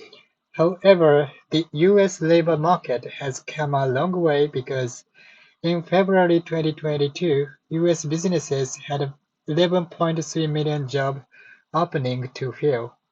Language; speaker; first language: English; non-native, learner; Japanese